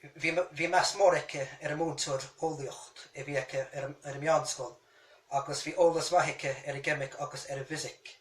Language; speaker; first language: Irish; native; Irish